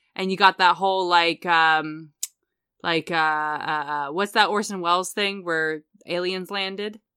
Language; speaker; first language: English; native; English